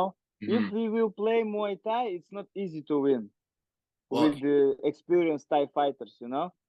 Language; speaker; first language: English; non-native, learner; Russian